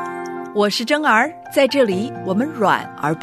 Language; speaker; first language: Chinese; native; Chinese